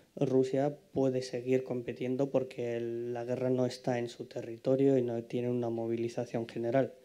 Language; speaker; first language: Spanish; non-native, fluent; Ukrainian